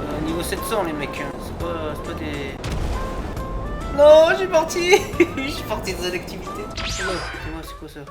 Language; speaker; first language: French; native; French